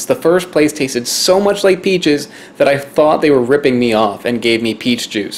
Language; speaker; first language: English; native; English